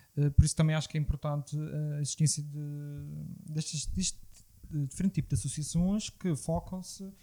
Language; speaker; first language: Portuguese; native; Portuguese